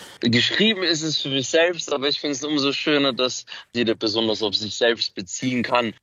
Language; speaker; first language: German; early bilingual, other home language; Macedonian